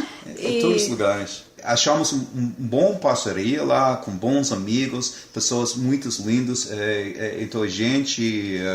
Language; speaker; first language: Portuguese; non-native, fluent; English